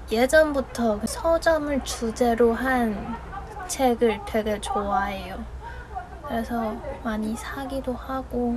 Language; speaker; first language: Korean; non-native, fluent; Chinese